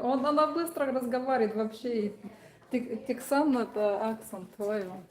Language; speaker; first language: Russian; non-native, local second language; Romanian